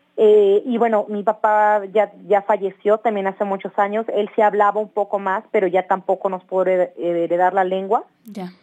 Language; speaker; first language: Spanish; native; Spanish